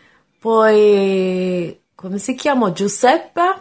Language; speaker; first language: Italian; non-native, learner; Norwegian